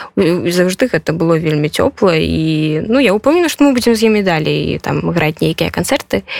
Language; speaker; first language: Belarusian; non-native, local second language; Russian